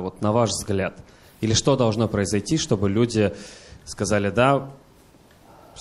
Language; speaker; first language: Russian; native; Russian